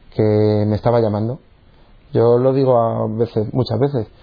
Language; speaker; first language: Spanish; native; Spanish